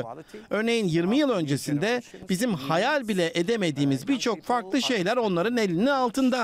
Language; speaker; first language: Turkish; native; Turkish